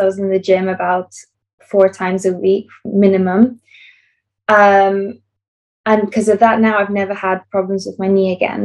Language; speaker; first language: English; native; English